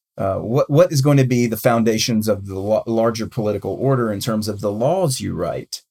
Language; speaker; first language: English; native; English